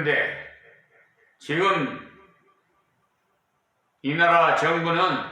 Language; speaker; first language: Korean; native; Korean